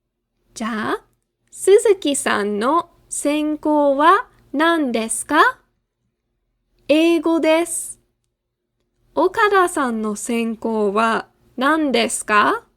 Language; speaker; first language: Japanese; non-native, fluent; English